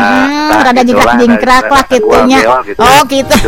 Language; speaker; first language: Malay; non-native, local second language; Sundanese